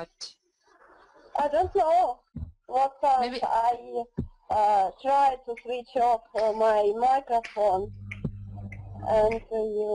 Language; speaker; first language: English; non-native, learner; Russian